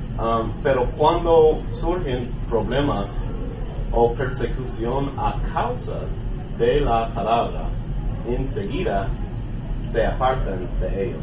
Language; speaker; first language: Spanish; non-native, learner; English